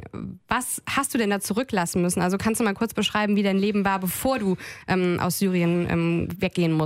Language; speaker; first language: German; native; German